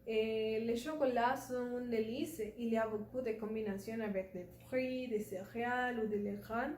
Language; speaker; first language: French; non-native, learner; Spanish